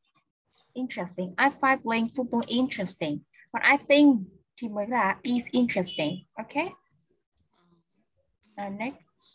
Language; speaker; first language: English; non-native, fluent; Vietnamese